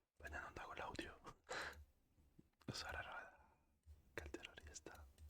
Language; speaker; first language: Basque; non-native, learner; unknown